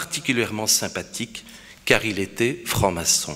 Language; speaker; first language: French; native; French